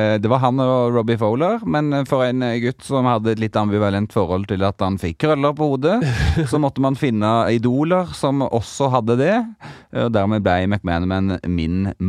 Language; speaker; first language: Norwegian; native; Norwegian